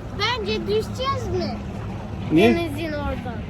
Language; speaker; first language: Turkish; early bilingual, heritage; Turkish